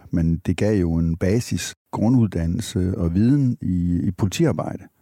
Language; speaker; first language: Danish; native; Danish